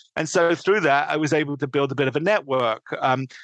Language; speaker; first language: English; native; English